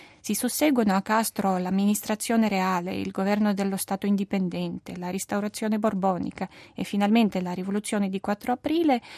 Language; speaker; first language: Italian; non-native, fluent; Russian